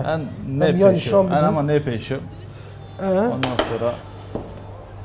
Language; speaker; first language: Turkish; non-native, local second language; Kurdish